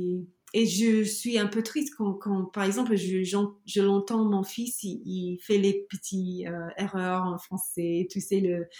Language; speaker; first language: French; non-native, learner; English